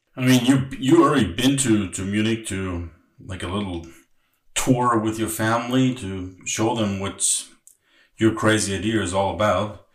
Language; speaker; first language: English; non-native, fluent; German